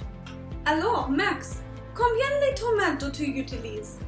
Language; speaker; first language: French; non-native, learner; English